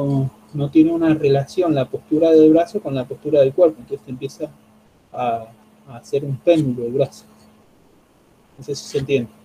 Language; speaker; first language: Spanish; native; Spanish